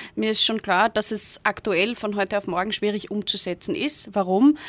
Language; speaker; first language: German; native; German